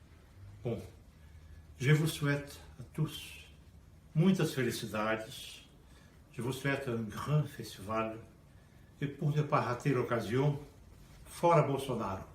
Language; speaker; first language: French; non-native, fluent; Portuguese